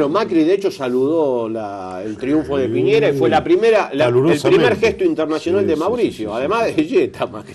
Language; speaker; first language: Spanish; native; Spanish